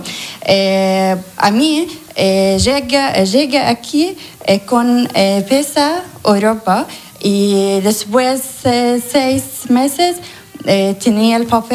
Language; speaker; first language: Spanish; non-native, learner; Arabic